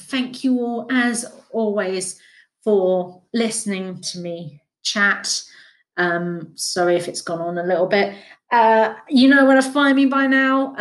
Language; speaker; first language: English; native; English